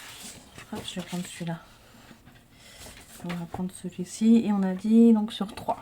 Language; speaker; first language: French; native; French